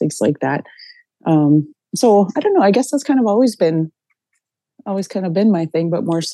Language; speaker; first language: English; native; English